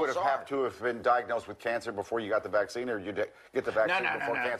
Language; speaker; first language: English; native; English